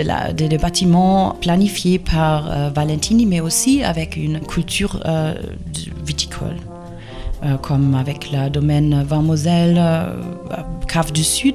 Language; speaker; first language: French; non-native, fluent; German